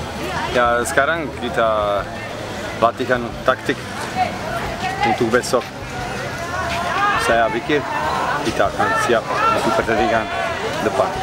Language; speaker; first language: Indonesian; non-native, learner; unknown